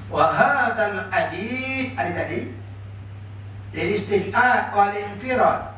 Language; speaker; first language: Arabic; non-native, fluent; Malay